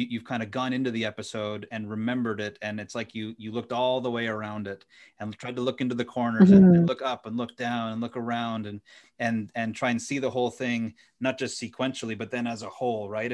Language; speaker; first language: English; native; English